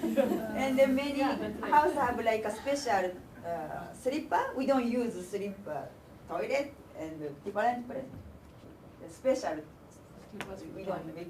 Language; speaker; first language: English; non-native, learner; Japanese